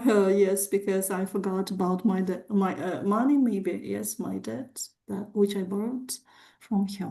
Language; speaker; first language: English; non-native, fluent; Russian